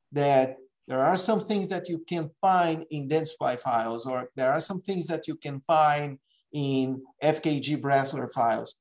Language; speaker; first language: English; non-native, fluent; Portuguese